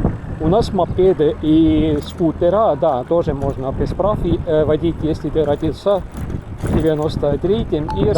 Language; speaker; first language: Russian; non-native, local second language; Estonian